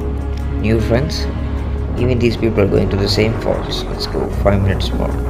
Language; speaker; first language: English; non-native, local second language; Telugu